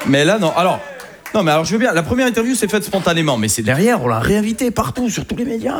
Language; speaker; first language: French; native; French